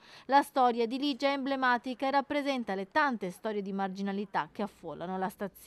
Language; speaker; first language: Italian; native; Italian